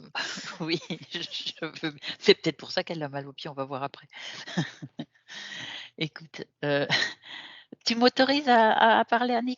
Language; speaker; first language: French; native; French